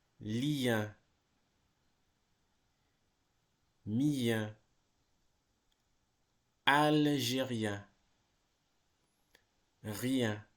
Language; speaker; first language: French; non-native, fluent; English